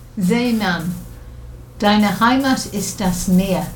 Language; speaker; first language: German; non-native, learner; English